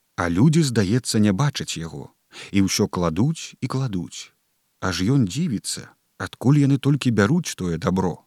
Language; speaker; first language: Belarusian; native; Belarusian